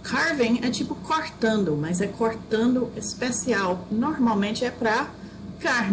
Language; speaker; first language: Portuguese; non-native, fluent; English